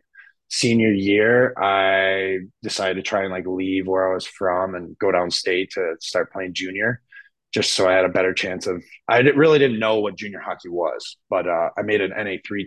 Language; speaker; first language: English; native; English